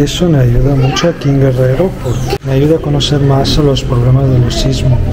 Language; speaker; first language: Spanish; non-native, fluent; Italian